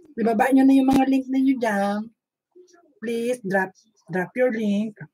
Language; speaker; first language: Filipino; native; Filipino